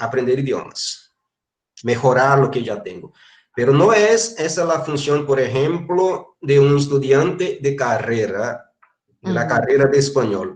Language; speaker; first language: Spanish; non-native, fluent; Portuguese